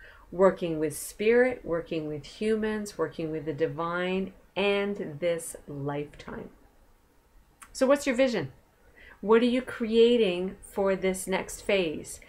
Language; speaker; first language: English; native; English